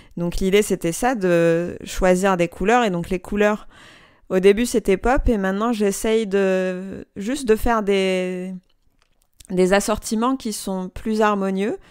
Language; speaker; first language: French; non-native, local second language; Kabyle